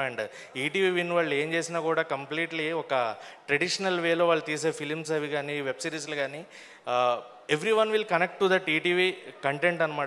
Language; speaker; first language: Telugu; native; Telugu